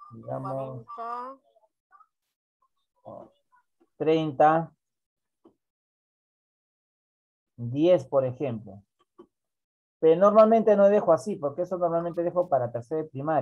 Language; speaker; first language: Spanish; native; Spanish